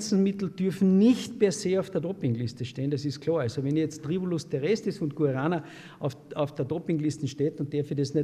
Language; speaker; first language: German; native; German